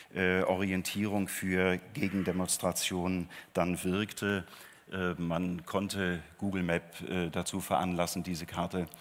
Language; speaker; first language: German; native; German